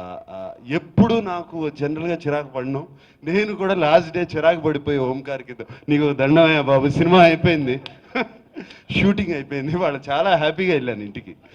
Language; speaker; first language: Telugu; native; Telugu